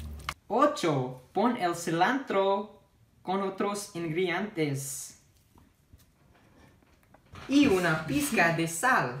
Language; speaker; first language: Spanish; non-native, learner; English